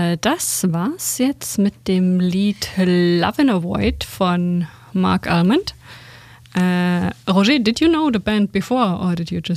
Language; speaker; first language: German; native; German